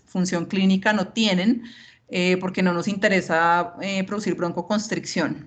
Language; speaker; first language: Spanish; native; Spanish